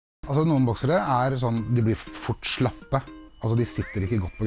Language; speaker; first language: Norwegian; native; Norwegian